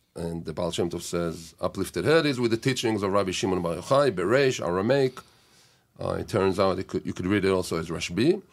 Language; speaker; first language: English; non-native, fluent; Hebrew